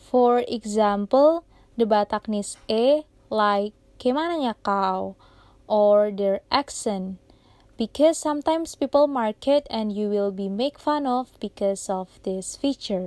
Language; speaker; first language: English; non-native, fluent; Indonesian